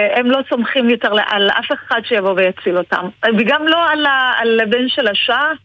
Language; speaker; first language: Hebrew; early bilingual, other home language; Persian